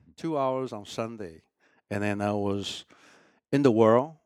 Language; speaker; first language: English; early bilingual, other home language; Chinese